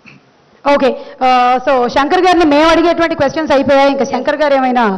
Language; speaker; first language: Telugu; native; Telugu